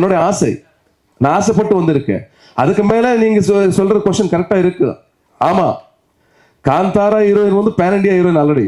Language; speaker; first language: Tamil; non-native, local second language; Kannada